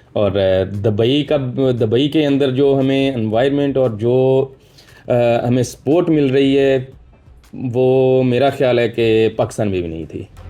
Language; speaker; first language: Urdu; non-native, local second language; Punjabi